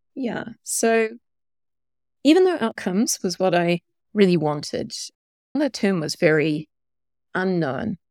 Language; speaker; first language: English; native; English